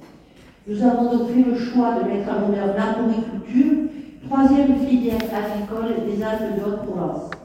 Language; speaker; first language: French; native; French